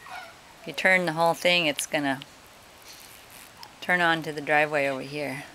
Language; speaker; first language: English; native; English